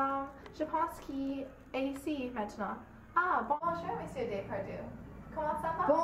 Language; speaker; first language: French; non-native, learner; English